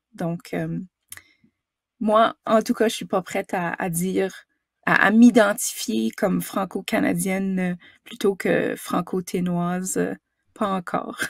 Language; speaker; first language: French; native; French